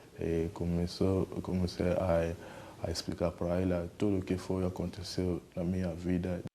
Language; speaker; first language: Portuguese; non-native, learner; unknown